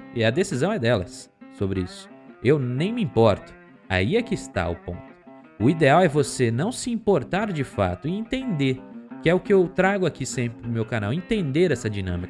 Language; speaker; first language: Portuguese; native; Portuguese